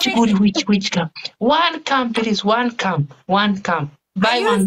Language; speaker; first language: English; non-native, learner; Arabic